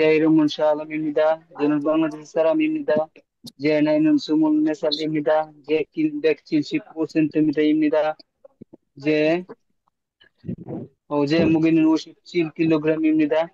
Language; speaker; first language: Korean; non-native, learner; Bangla